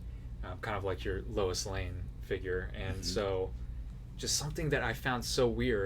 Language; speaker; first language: English; native; English